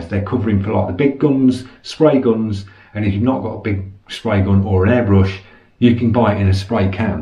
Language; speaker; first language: English; native; English